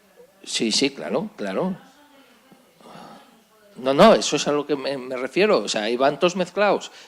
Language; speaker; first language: Spanish; native; Spanish